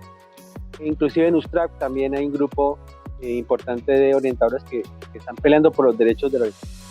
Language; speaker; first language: Spanish; native; Spanish